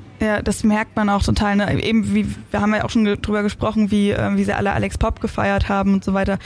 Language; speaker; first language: German; native; German